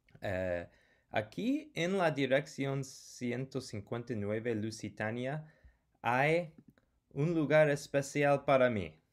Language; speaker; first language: Spanish; non-native, fluent; English